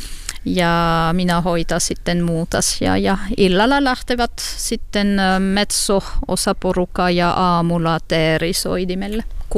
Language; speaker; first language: Finnish; non-native, fluent; French